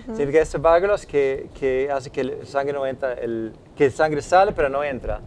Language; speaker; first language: Spanish; non-native, fluent; Swedish